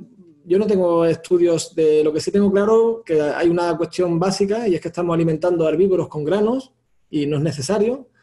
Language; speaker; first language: Spanish; native; Spanish